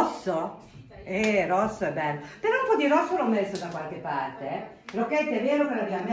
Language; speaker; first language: Italian; native; Italian